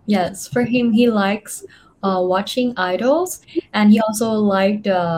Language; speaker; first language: English; non-native, fluent; Thai